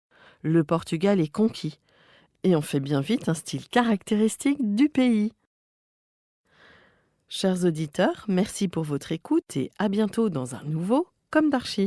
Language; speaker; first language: French; native; French